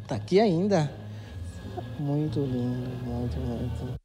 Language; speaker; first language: Portuguese; non-native, learner; Haitian Creole